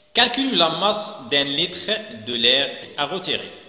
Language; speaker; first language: French; non-native, local second language; Arabic